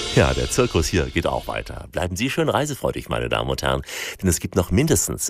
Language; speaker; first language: German; native; German